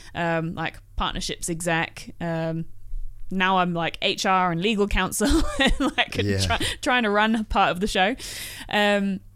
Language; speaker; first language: English; native; English